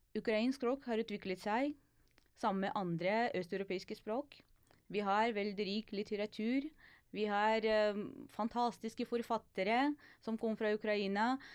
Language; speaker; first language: Norwegian; non-native, fluent; Ukrainian